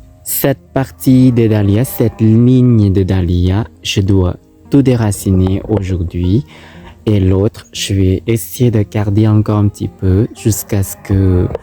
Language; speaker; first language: French; non-native, learner; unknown